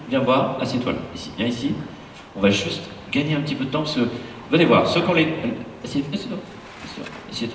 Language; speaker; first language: French; native; French